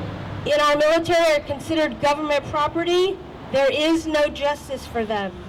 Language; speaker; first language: English; native; English